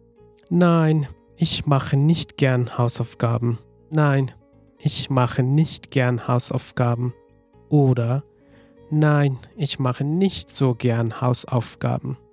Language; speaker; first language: German; non-native, fluent; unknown